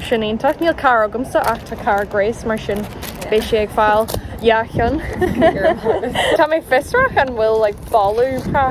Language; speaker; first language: Irish; non-native, learner; English